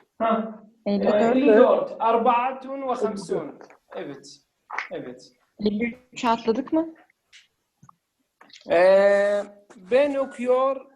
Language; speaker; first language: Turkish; non-native, learner; Arabic